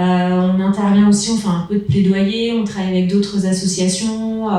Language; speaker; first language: French; native; French